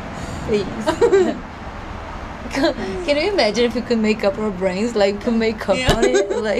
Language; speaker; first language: English; non-native, fluent; Portuguese